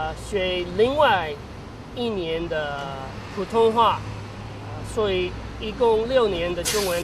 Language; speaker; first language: Chinese; non-native, fluent; English